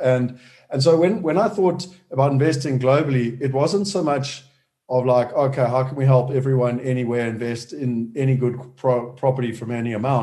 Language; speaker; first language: English; native; English